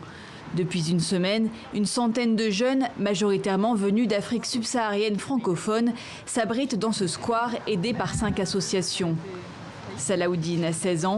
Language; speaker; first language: French; native; French